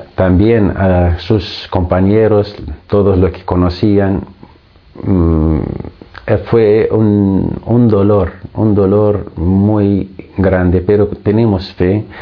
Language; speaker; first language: Spanish; non-native, fluent; Arabic